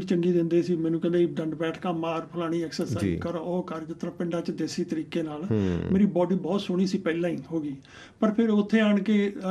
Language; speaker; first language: Punjabi; native; Punjabi